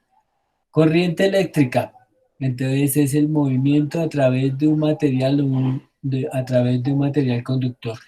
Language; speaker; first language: Spanish; native; Spanish